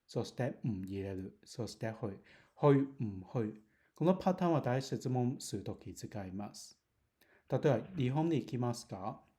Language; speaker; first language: Japanese; non-native, fluent; Cantonese